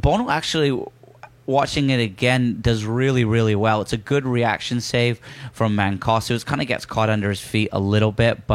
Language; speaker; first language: English; native; English